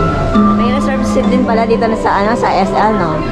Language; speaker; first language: Filipino; native; Filipino